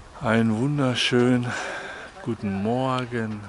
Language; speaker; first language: German; native; German